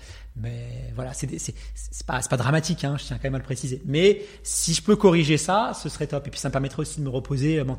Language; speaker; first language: French; native; French